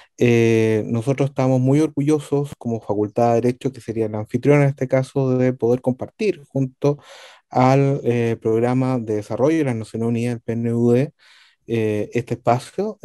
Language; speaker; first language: Spanish; native; Spanish